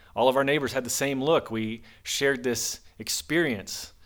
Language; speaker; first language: English; native; English